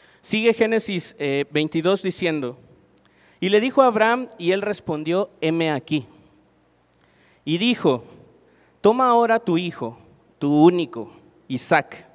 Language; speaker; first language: Spanish; native; Spanish